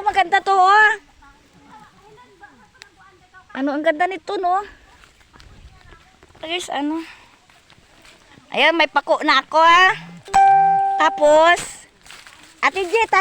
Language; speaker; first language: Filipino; non-native, local second language; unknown